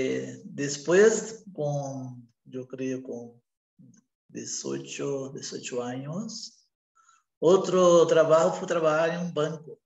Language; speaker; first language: Spanish; non-native, learner; Portuguese